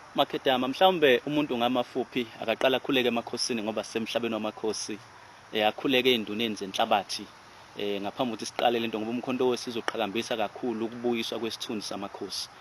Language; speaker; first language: Zulu; native; Zulu